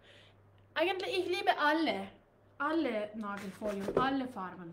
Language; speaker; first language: German; non-native, learner; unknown